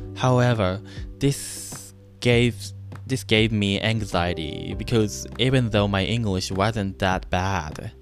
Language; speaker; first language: English; non-native, fluent; Japanese